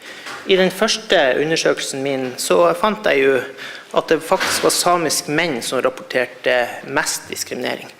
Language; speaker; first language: Norwegian; native; Norwegian